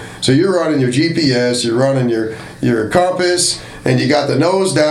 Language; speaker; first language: English; native; English